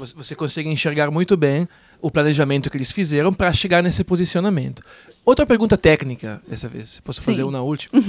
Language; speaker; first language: Portuguese; non-native, fluent; Italian